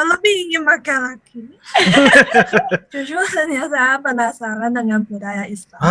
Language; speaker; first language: Indonesian; non-native, learner; Chinese